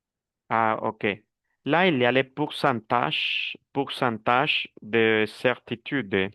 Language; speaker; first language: French; non-native, fluent; Spanish